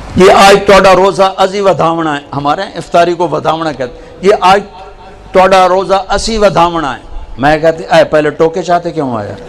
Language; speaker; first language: Urdu; non-native, local second language; Punjabi